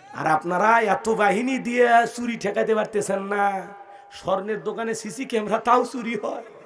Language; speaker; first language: Bangla; native; Bangla